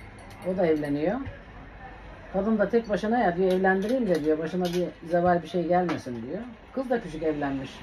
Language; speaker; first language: Turkish; native; Turkish